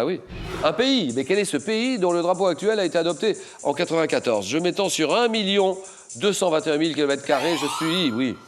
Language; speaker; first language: French; native; French